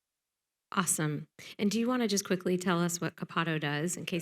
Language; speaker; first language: English; native; English